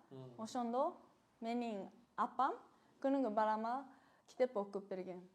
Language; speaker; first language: Kyrgyz; non-native, fluent; Japanese